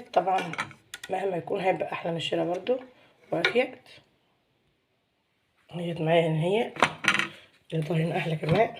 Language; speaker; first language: Arabic; native; Arabic